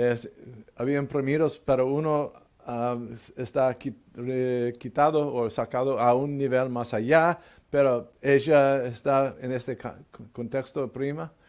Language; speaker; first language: Spanish; non-native, learner; English